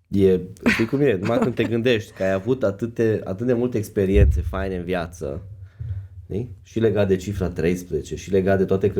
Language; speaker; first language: Romanian; native; Romanian